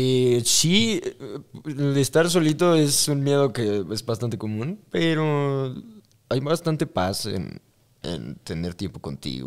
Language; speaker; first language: Spanish; native; Spanish